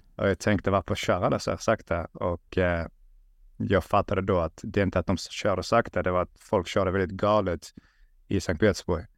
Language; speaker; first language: Swedish; early bilingual, other home language; Russian